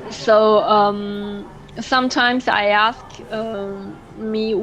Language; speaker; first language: English; non-native, learner; French